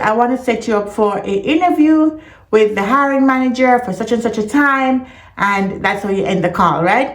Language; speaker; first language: English; native; English